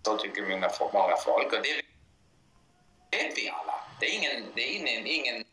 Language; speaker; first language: Swedish; non-native, fluent; English